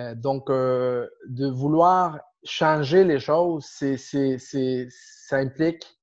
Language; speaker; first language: French; non-native, fluent; Spanish